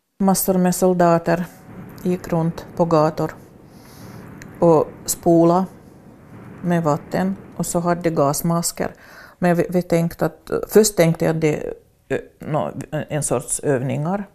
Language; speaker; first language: Swedish; non-native, fluent; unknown